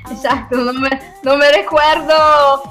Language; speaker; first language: Spanish; non-native, learner; English